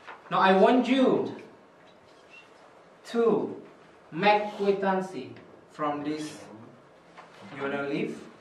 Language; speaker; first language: English; non-native, fluent; Indonesian